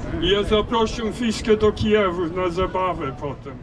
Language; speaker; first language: Polish; non-native, learner; English